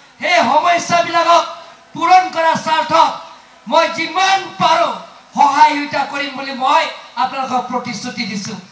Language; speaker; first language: Assamese; non-native, local second language; Karbi